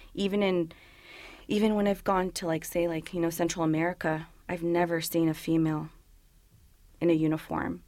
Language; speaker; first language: English; early bilingual, other home language; Spanish